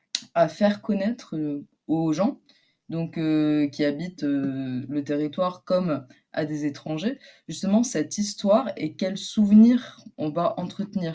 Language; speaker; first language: French; native; French